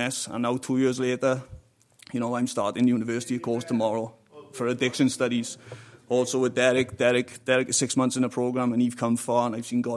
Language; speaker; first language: English; native; English